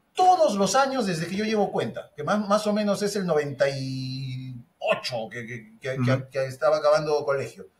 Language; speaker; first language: Spanish; native; Spanish